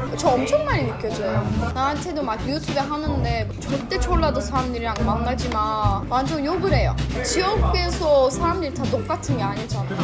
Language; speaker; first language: Korean; non-native, fluent; Turkish